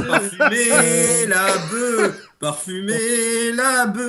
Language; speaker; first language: French; native; French